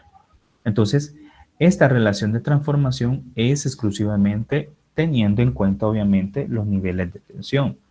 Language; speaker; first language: Spanish; native; Spanish